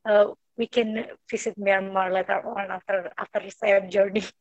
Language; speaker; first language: English; non-native, learner; Indonesian